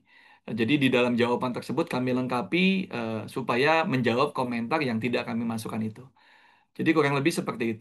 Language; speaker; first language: Indonesian; native; Indonesian